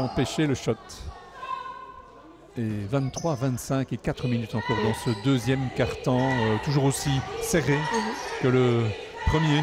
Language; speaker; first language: French; native; French